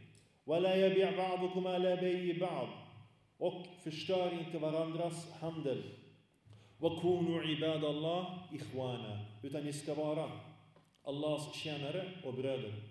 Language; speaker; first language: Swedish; early bilingual, other home language; Arabic